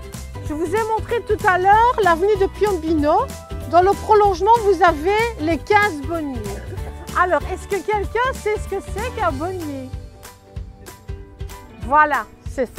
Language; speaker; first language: French; native; French